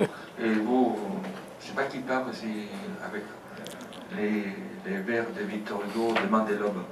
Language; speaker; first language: French; native; French